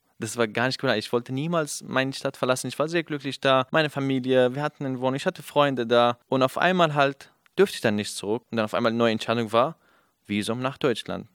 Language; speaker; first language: German; non-native, fluent; Kurdish